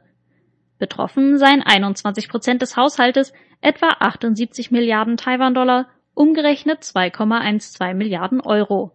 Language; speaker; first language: German; native; German